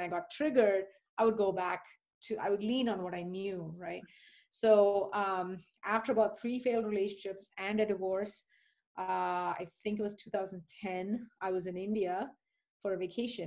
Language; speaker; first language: English; non-native, local second language; Tamil